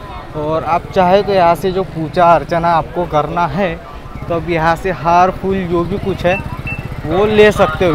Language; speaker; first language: Hindi; non-native, local second language; Marathi